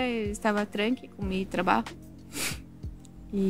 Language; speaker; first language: Spanish; non-native, learner; Portuguese